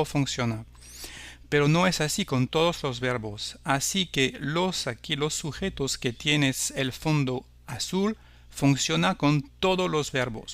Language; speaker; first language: Spanish; non-native, fluent; French